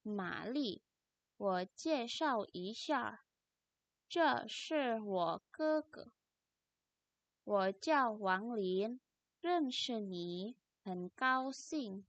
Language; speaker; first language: Chinese; non-native, fluent; Indonesian